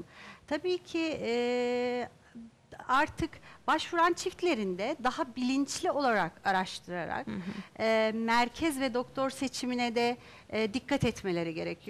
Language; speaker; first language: Turkish; native; Turkish